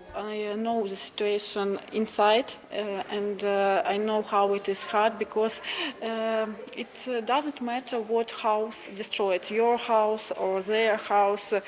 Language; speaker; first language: English; non-native, fluent; Ukrainian